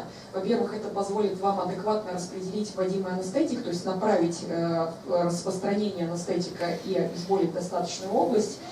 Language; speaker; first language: Russian; native; Russian